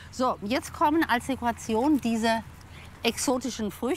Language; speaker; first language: German; native; German